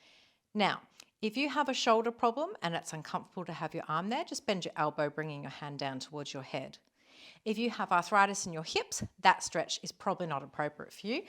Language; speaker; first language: English; native; English